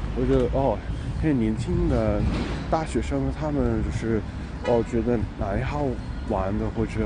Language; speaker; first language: Chinese; non-native, fluent; English